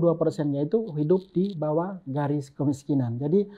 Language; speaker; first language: Indonesian; native; Indonesian